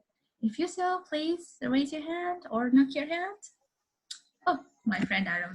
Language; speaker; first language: English; non-native, learner; Mongolian